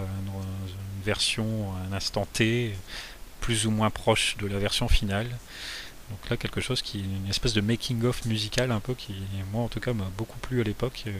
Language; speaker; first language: French; native; French